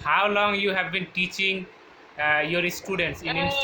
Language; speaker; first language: English; non-native, learner; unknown